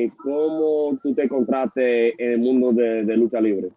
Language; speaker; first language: Spanish; early bilingual, heritage; Spanish